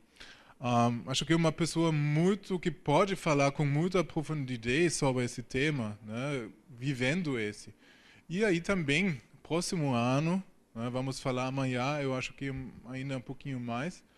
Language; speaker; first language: Portuguese; non-native, fluent; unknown